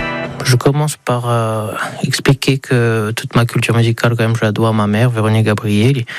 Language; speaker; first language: French; native; French